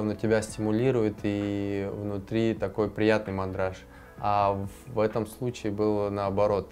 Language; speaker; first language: Russian; native; Russian